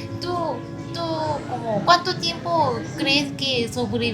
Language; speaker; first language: Spanish; non-native, fluent; Korean